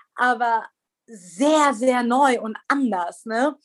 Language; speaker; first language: German; early bilingual, other home language; Persian